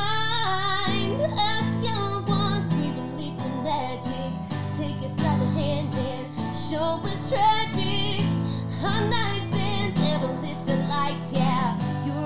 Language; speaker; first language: English; native; English